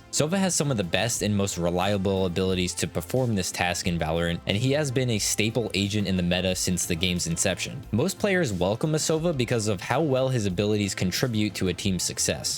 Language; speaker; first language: English; native; English